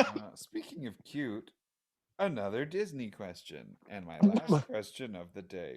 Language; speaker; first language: English; native; English